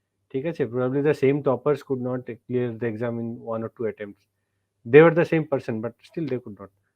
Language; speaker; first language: English; non-native, local second language; Bangla